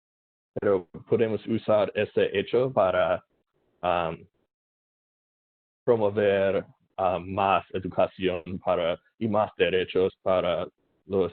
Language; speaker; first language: Spanish; non-native, learner; English